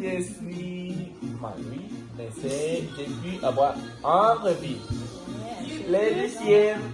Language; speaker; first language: French; non-native, learner; Spanish